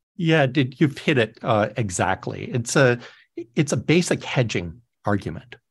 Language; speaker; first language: English; native; English